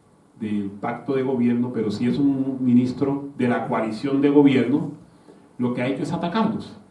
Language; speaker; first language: Spanish; native; Spanish